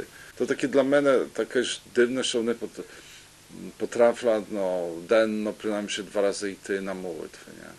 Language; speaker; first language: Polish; non-native, local second language; Rusyn